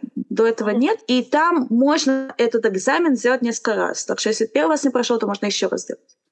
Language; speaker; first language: Russian; non-native, fluent; Romanian